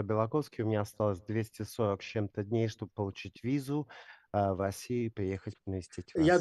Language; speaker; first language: Russian; native; Russian